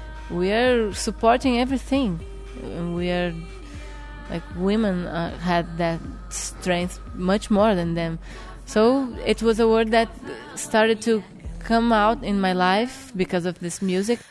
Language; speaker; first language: English; non-native, fluent; Portuguese